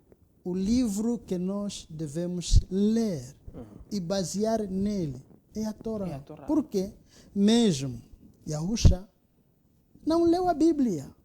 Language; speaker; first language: Portuguese; non-native, local second language; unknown